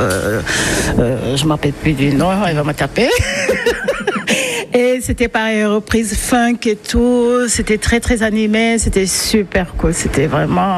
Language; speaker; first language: French; non-native, local second language; Wolof